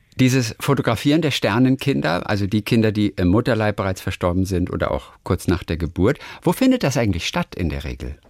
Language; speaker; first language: German; native; German